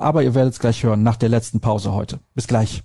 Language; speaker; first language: German; native; German